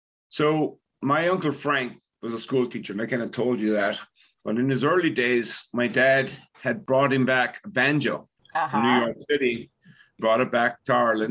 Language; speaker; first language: English; native; English